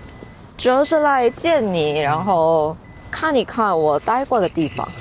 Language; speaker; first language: Chinese; non-native, fluent; Korean